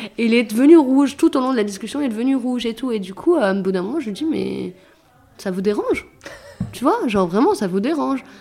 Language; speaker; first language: French; early bilingual, other home language; Arabic